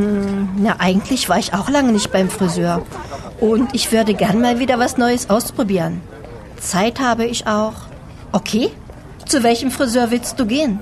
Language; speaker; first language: German; native; German